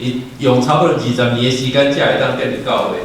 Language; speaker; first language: Chinese; native; Chinese